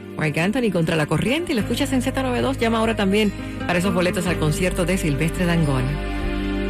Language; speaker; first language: Spanish; native; Spanish